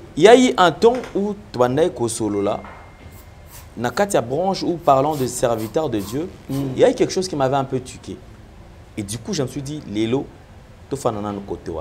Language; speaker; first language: French; non-native, local second language; Lingala